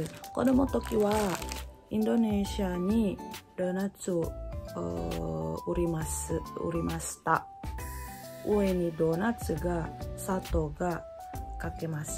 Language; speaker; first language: Japanese; non-native, learner; Indonesian